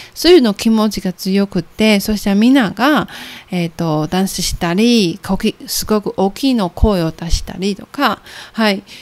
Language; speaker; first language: Japanese; non-native, fluent; Chinese